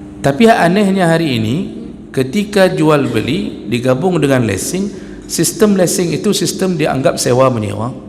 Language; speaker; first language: Malay; non-native, local second language; Achinese